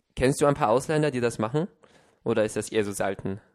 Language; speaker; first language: German; non-native, fluent; Chinese